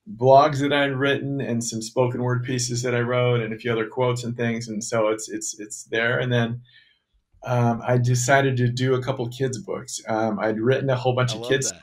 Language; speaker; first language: English; native; English